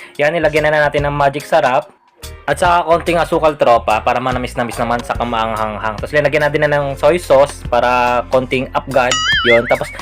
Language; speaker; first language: Filipino; non-native, local second language; Iloko